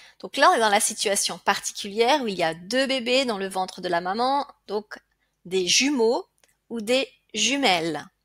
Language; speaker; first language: French; native; French